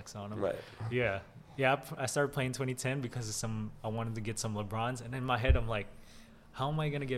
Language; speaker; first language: English; early bilingual, other home language; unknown